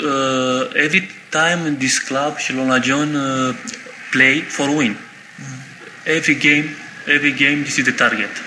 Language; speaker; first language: English; non-native, learner; Romanian